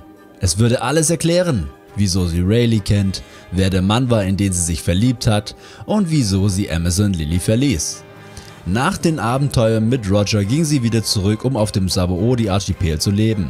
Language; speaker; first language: German; native; German